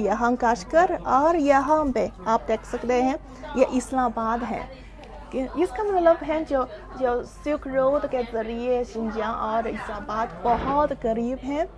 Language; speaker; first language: Hindi; non-native, fluent; Chinese